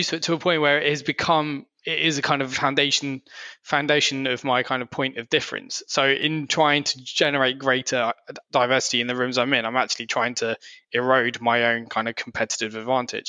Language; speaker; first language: English; native; English